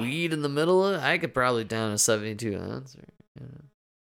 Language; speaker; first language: English; native; English